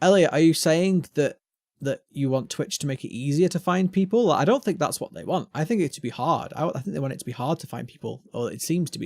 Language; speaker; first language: English; native; English